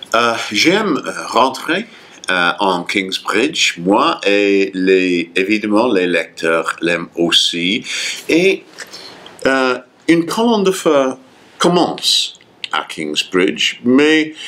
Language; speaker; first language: French; non-native, fluent; English